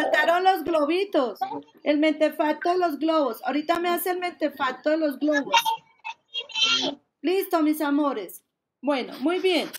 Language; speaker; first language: Spanish; native; Spanish